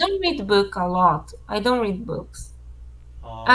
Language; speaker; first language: English; non-native, learner; Japanese